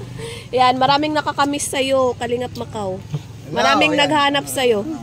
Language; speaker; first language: Filipino; non-native, local second language; Cebuano